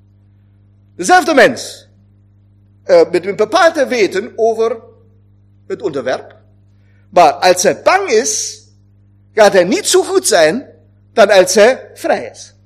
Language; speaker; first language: Dutch; non-native, fluent; German